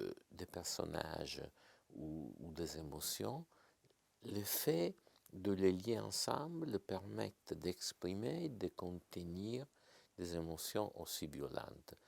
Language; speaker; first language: French; non-native, fluent; Italian